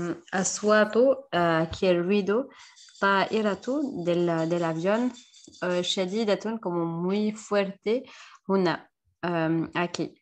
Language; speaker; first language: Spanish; non-native, learner; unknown